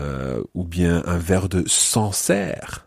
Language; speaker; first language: French; non-native, fluent; English